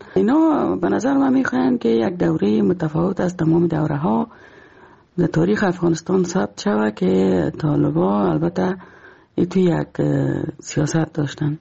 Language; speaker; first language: Persian; native; Persian